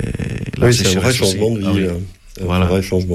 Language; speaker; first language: French; native; French